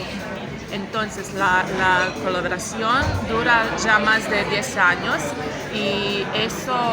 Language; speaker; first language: Spanish; non-native, fluent; Croatian